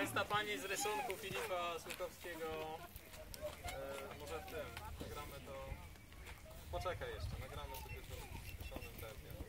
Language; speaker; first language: Polish; native; Polish